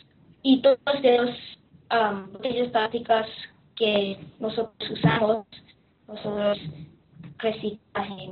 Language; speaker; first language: Spanish; non-native, learner; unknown